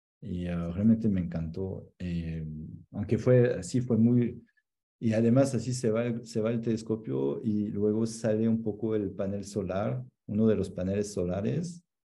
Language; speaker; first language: Spanish; non-native, fluent; French